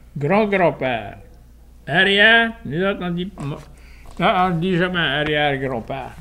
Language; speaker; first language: French; native; French